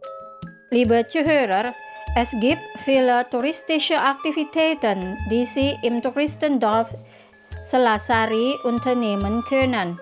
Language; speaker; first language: German; non-native, fluent; Indonesian